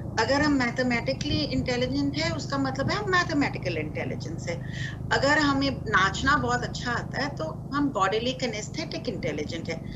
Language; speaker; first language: Hindi; non-native, local second language; Marathi